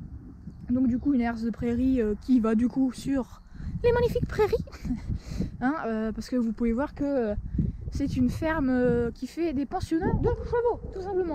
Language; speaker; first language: French; native; French